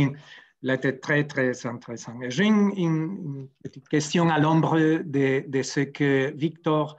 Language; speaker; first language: French; non-native, fluent; Spanish